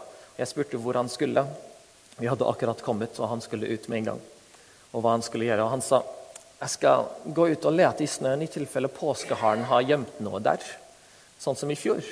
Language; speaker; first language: Norwegian; non-native, fluent; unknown